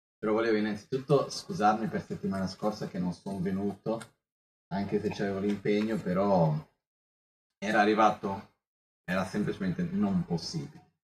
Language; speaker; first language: Italian; non-native, fluent; Portuguese